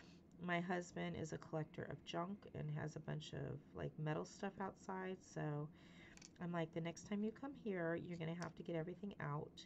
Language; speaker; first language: English; native; English